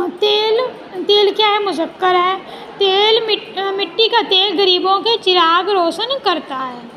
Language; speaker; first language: Urdu; non-native, local second language; Punjabi